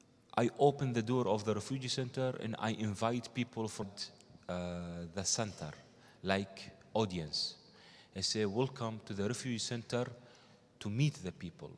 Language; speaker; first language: English; non-native, learner; Arabic